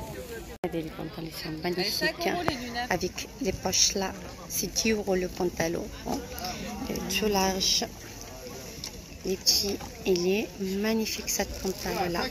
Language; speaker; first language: French; non-native, fluent; Arabic